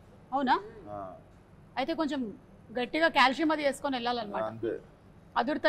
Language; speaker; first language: Telugu; native; Telugu